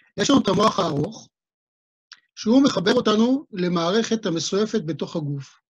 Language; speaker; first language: Hebrew; native; Hebrew